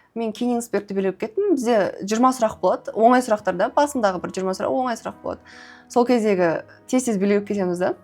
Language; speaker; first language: Kazakh; native; Kazakh